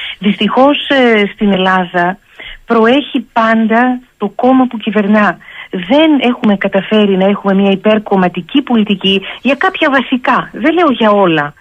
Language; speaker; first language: Greek; native; Greek